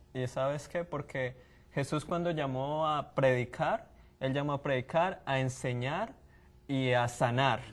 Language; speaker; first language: Spanish; native; Spanish